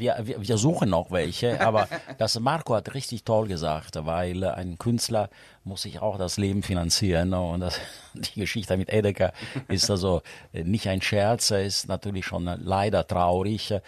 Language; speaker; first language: German; non-native, fluent; Italian